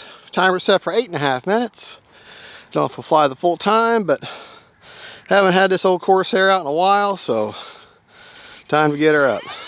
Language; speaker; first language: English; native; English